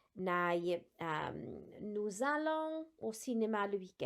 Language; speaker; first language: French; non-native, fluent; Welsh